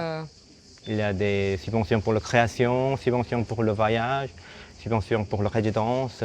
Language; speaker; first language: French; non-native, fluent; Korean